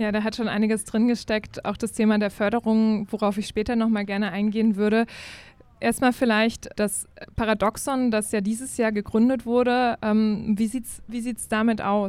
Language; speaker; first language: German; native; German